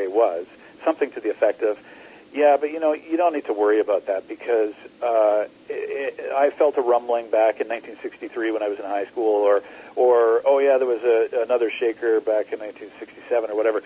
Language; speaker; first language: English; native; English